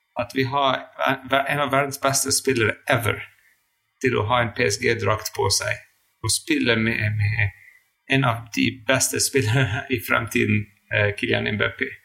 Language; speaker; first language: Norwegian; non-native, fluent; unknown